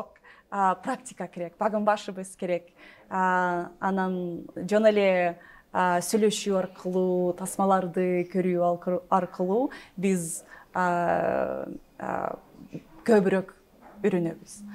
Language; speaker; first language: Kyrgyz; non-native, learner; English